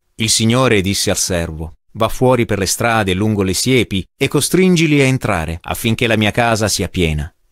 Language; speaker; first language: Italian; non-native, fluent; English